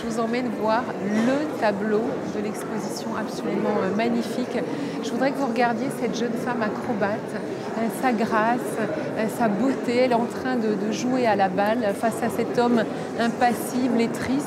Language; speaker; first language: French; native; French